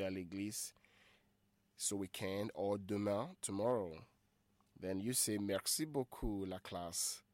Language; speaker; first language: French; non-native, fluent; Igbo